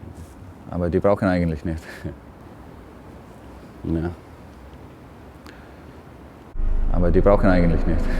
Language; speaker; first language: German; non-native, learner; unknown